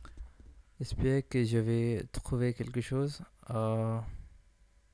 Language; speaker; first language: French; non-native, learner; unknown